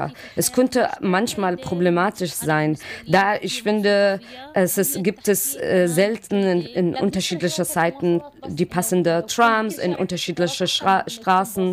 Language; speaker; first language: German; non-native, learner; Arabic